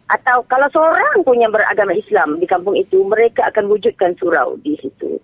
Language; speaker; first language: Malay; non-native, local second language; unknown